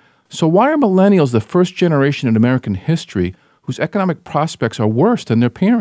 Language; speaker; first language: English; native; English